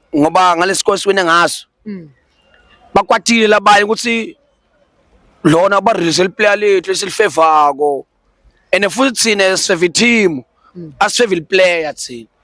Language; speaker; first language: Zulu; non-native, local second language; Swati